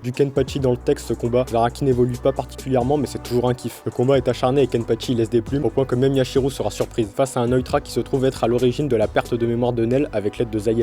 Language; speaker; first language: French; native; French